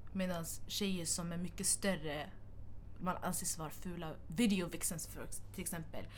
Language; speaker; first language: Swedish; early bilingual, other home language; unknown